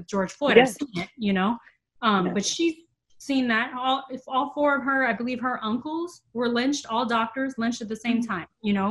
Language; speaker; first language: English; native; English